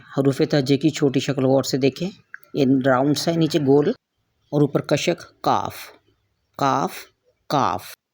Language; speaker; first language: Urdu; native; Urdu